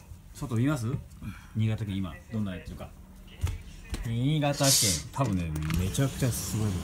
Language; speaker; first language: Japanese; native; Japanese